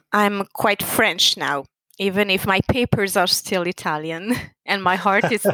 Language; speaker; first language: English; non-native, fluent; Italian